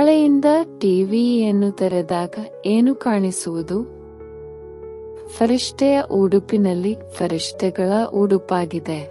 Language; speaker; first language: Kannada; native; Kannada